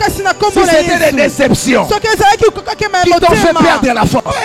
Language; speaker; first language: French; non-native, local second language; Lingala